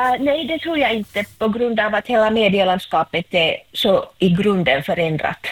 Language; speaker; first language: Swedish; non-native, local second language; Finnish